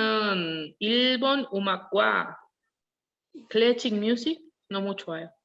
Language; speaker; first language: Korean; non-native, learner; Spanish